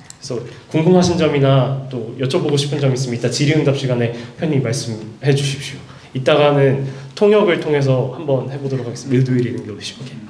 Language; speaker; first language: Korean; native; Korean